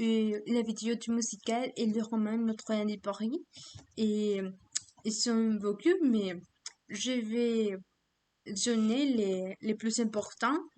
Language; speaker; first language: French; non-native, learner; Spanish